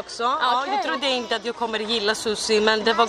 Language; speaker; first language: Swedish; non-native, learner; Greek